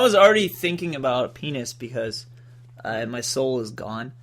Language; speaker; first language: English; native; English